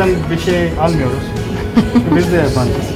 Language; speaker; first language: Turkish; non-native, learner; Hindi